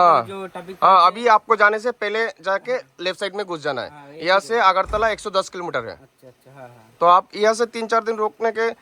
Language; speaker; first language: Hindi; non-native, local second language; Bangla